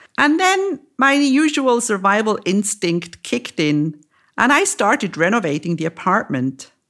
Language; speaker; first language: English; non-native, fluent; German